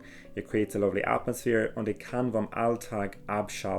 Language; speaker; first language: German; non-native, fluent; English